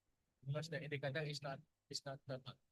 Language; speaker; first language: English; non-native, fluent; Indonesian